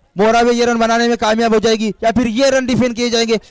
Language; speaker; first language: Hindi; non-native, local second language; Marathi